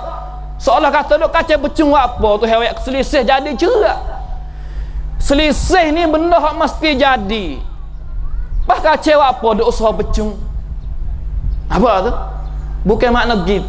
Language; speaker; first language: Malay; native; Malay